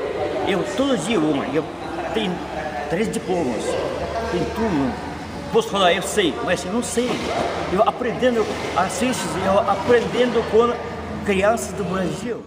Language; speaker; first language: Portuguese; non-native, learner; Russian